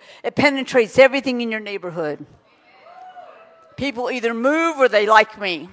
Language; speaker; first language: English; native; English